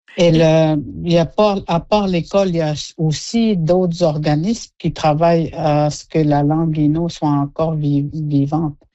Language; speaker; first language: French; non-native, local second language; Innu-aimun